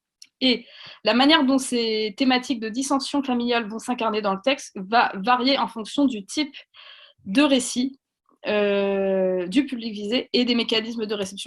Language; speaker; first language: French; native; French